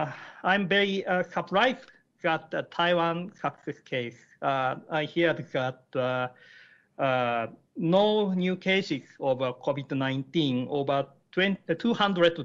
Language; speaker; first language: English; non-native, learner; Japanese